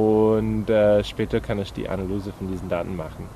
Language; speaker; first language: German; non-native, learner; English